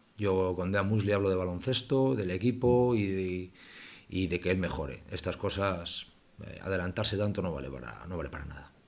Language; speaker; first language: Spanish; native; Spanish